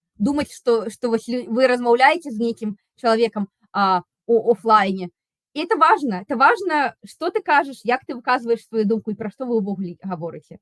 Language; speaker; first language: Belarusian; non-native, local second language; Russian